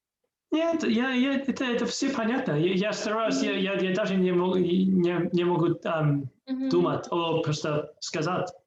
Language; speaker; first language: Russian; non-native, learner; English